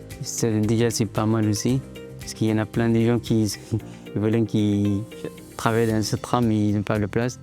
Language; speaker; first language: French; non-native, learner; Arabic